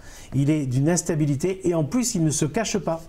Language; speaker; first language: French; native; French